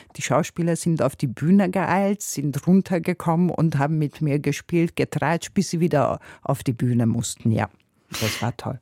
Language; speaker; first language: German; non-native, fluent; Hungarian